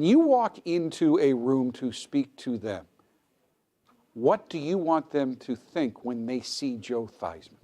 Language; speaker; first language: English; native; English